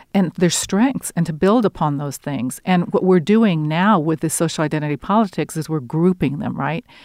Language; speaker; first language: English; early bilingual, other home language; Spanish